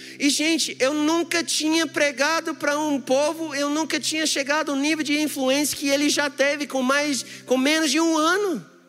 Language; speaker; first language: Portuguese; non-native, fluent; English